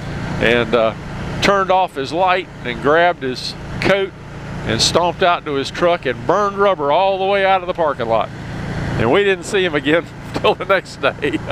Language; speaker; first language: English; native; English